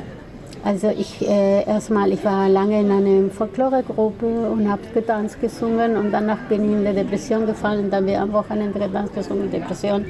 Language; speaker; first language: German; non-native, fluent; Spanish